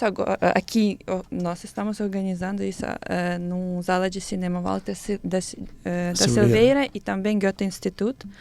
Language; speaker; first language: Portuguese; non-native, learner; Ukrainian